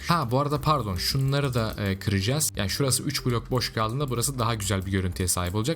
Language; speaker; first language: Turkish; native; Turkish